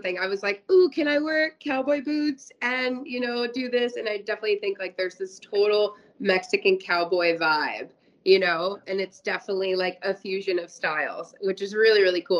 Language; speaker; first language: English; native; English